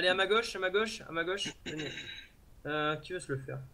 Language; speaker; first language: French; native; French